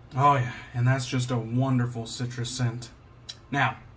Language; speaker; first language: English; native; English